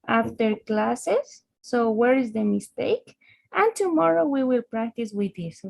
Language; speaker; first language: English; non-native, fluent; Spanish